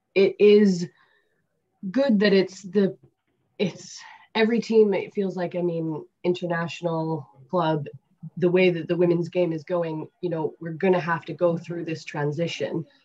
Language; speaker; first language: English; native; English